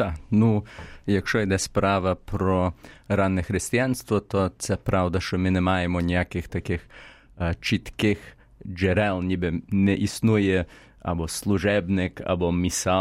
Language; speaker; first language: Ukrainian; early bilingual, heritage; Ukrainian